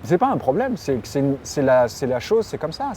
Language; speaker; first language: French; early bilingual, other home language; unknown